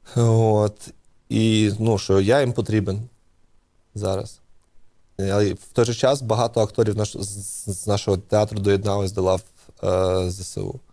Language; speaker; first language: Ukrainian; non-native, local second language; Russian